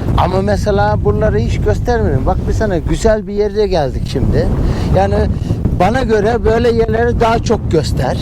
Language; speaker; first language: Turkish; early bilingual, heritage; Turkish